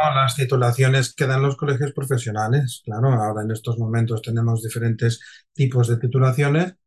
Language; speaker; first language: Spanish; non-native, local second language; Catalan